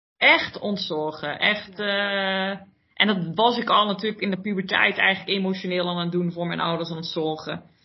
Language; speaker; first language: Dutch; early bilingual, heritage; Dutch